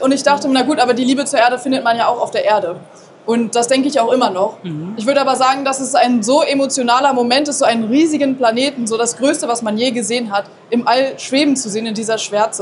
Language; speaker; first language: German; native; German